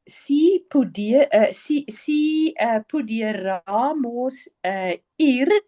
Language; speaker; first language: Spanish; non-native, learner; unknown